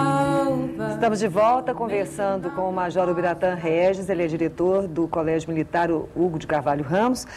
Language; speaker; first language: Portuguese; native; Portuguese